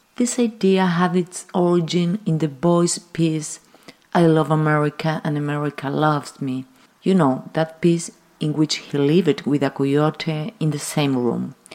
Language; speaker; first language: English; non-native, fluent; Spanish